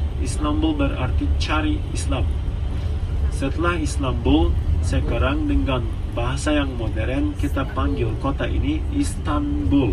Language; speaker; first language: Indonesian; non-native, fluent; Turkish